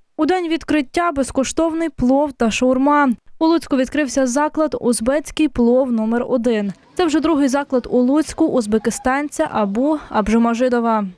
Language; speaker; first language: Ukrainian; native; Ukrainian